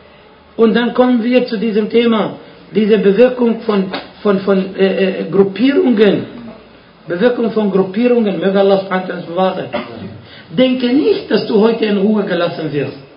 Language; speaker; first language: German; non-native, fluent; Arabic